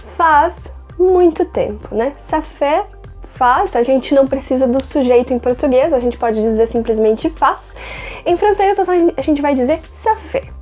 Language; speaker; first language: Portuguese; native; Portuguese